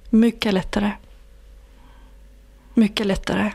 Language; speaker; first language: Swedish; non-native, fluent; Finnish